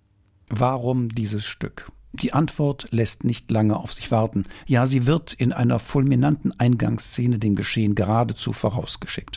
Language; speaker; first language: German; native; German